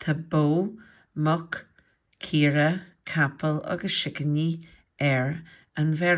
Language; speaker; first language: Irish; non-native, local second language; English